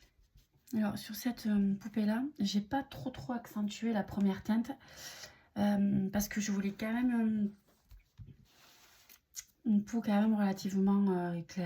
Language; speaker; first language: French; native; French